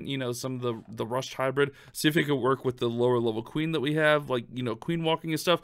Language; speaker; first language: English; native; English